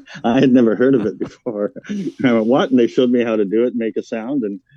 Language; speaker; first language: English; native; English